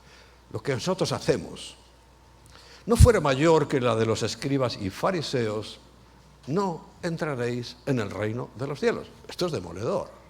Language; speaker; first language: Spanish; native; Spanish